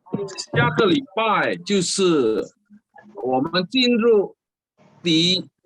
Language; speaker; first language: Chinese; early bilingual, heritage; Chinese